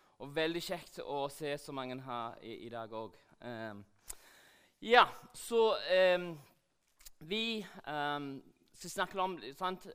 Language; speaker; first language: Norwegian; non-native, fluent; English